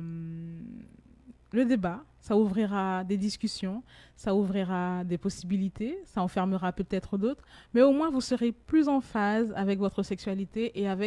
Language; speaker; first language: French; native; French